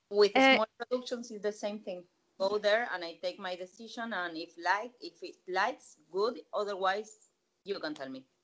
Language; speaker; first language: English; non-native, fluent; Spanish